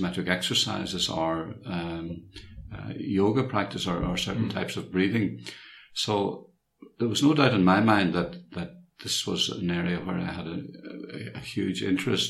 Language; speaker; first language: English; native; English